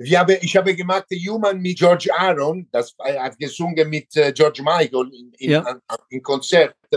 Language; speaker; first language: German; non-native, learner; Italian